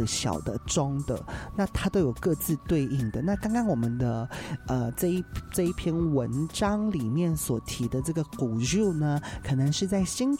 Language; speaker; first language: Chinese; non-native, local second language; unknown